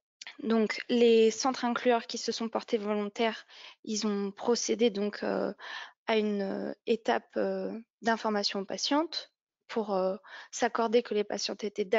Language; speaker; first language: French; native; French